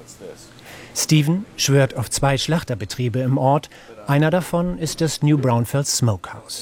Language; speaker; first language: German; native; German